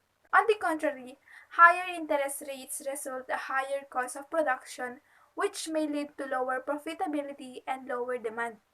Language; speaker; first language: English; non-native, local second language; Filipino